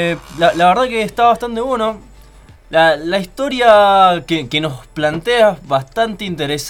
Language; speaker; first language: Spanish; native; Spanish